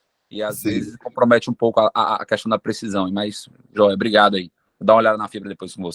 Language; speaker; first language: Portuguese; native; Portuguese